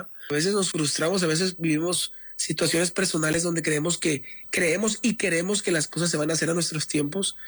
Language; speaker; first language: Spanish; native; Spanish